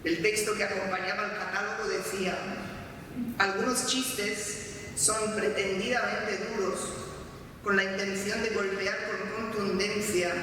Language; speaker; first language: Spanish; non-native, fluent; Romanian